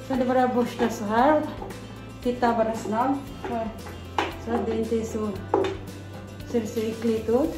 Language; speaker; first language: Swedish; non-native, learner; Cebuano